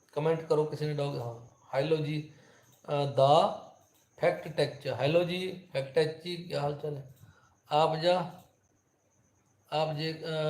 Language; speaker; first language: Hindi; native; Hindi